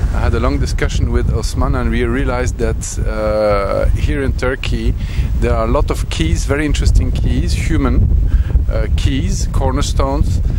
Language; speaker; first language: English; non-native, fluent; French